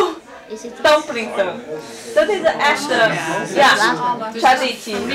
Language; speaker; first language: Dutch; non-native, learner; Chinese